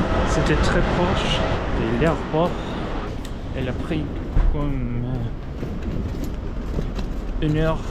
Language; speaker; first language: French; non-native, learner; Korean